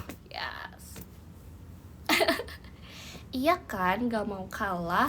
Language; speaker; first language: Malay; non-native, learner; Indonesian